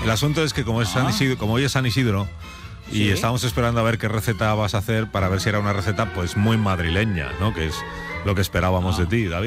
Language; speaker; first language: Spanish; native; Spanish